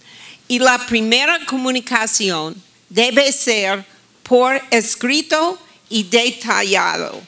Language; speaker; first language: Spanish; non-native, fluent; English